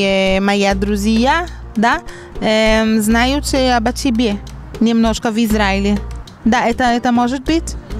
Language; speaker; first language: Russian; non-native, learner; Portuguese